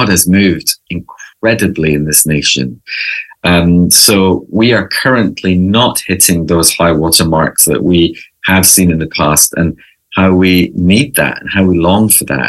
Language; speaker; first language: English; native; English